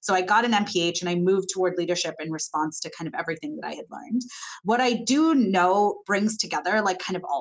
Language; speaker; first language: English; non-native, local second language; Malayalam